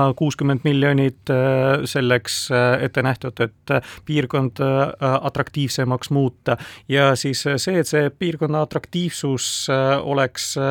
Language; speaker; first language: Estonian; non-native, local second language; Russian